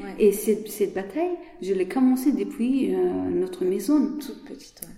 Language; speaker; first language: French; non-native, learner; Persian